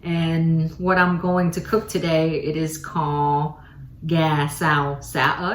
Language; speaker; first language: English; early bilingual, other home language; Vietnamese